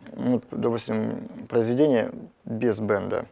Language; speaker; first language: Russian; native; Russian